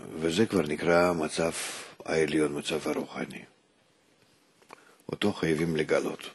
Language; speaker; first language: Hebrew; non-native, fluent; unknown